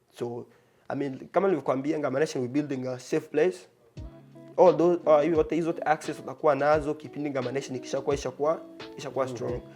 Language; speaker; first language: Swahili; non-native, local second language; Bembe